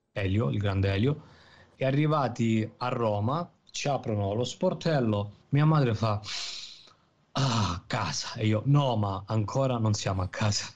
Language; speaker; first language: Italian; native; Italian